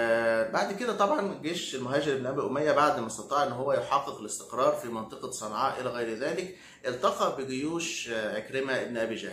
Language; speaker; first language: Arabic; native; Arabic